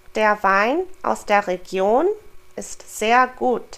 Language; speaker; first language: German; non-native, fluent; English